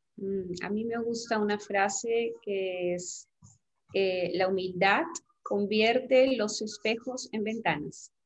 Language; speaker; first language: Spanish; native; Spanish